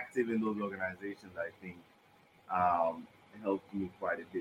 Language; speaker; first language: English; non-native, local second language; Krio